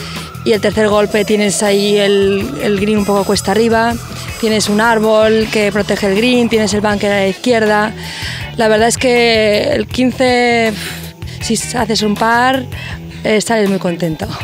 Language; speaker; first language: Spanish; native; Spanish